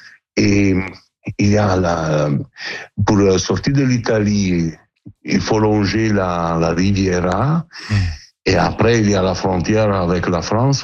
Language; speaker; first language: French; non-native, learner; Italian